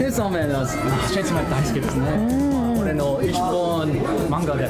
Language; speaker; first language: Japanese; non-native, learner; English